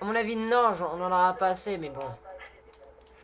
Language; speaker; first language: French; native; French